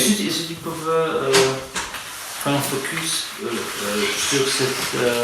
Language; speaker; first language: French; non-native, fluent; Polish